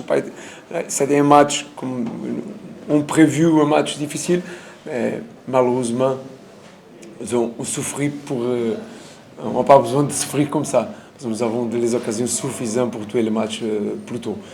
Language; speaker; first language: French; non-native, learner; Portuguese